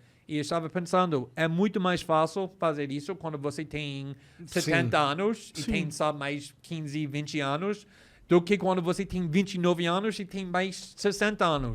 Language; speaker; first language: Portuguese; non-native, fluent; English